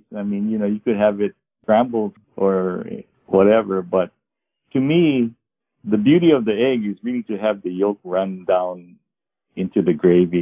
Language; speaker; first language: English; native; English